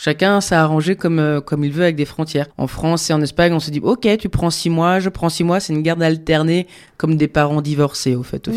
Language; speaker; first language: French; native; French